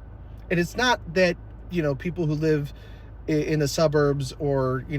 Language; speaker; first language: English; native; English